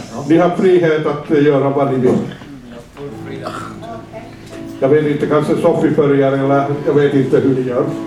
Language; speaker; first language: Swedish; non-native, fluent; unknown